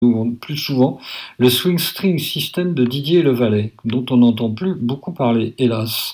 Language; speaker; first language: French; native; French